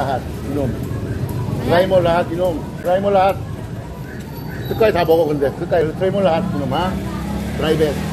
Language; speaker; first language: Filipino; non-native, learner; Korean